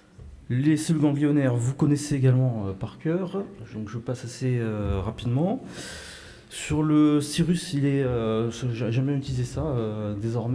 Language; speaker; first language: French; native; French